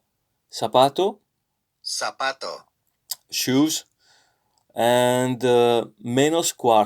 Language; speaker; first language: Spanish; non-native, learner; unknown